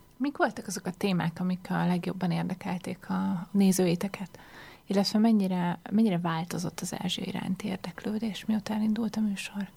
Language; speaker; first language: Hungarian; native; Hungarian